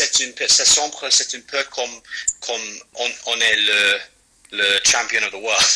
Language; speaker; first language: French; non-native, fluent; English